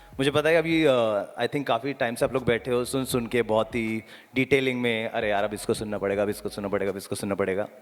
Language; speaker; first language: Hindi; native; Hindi